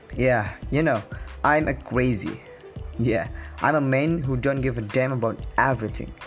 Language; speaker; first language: English; non-native, learner; Indonesian